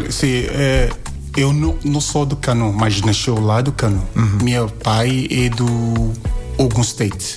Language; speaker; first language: Portuguese; non-native, learner; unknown